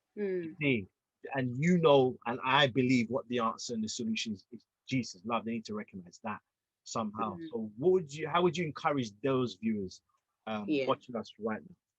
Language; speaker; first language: English; native; English